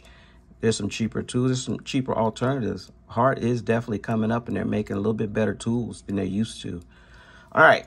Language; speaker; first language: English; native; English